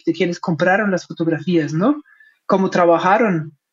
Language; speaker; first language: Spanish; non-native, fluent; German